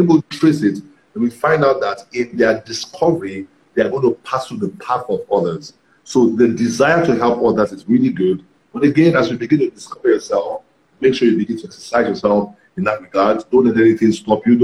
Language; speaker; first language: English; non-native, local second language; Yoruba